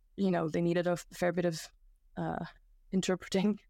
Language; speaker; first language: English; non-native, fluent; Dutch